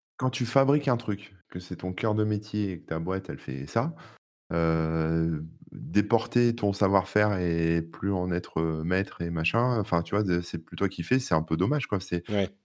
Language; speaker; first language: French; native; French